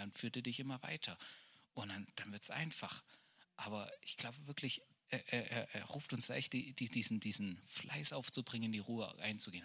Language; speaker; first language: German; native; German